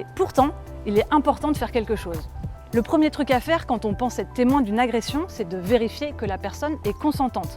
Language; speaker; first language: French; native; French